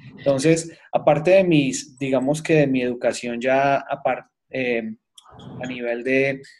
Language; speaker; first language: Spanish; native; Spanish